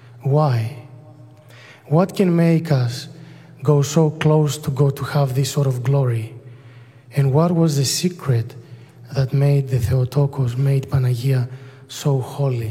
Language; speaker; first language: English; non-native, fluent; Greek